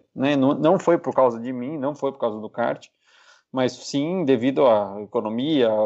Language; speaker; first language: Portuguese; native; Portuguese